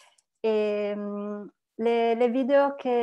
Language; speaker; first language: French; non-native, learner; Italian